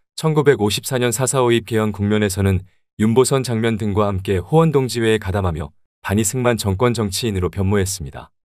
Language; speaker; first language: Korean; native; Korean